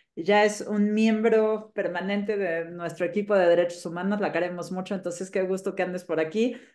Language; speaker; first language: Spanish; native; Spanish